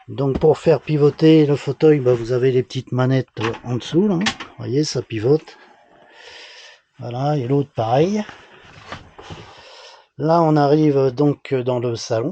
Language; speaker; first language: French; native; French